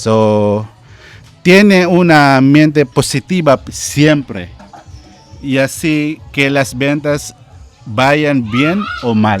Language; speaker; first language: Spanish; non-native, learner; Filipino